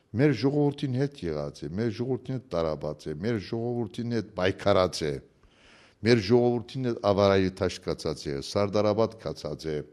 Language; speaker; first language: Armenian; early bilingual, heritage; Armenian